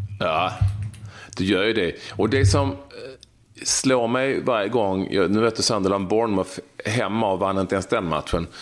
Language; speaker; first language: Swedish; native; Swedish